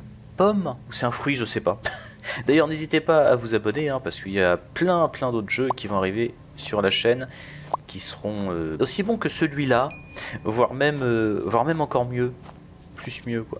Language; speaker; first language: French; native; French